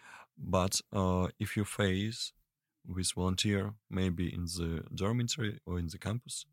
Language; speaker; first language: English; non-native, learner; Russian